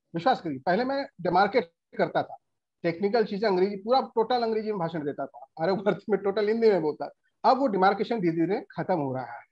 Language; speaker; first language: Hindi; non-native, local second language; Bangla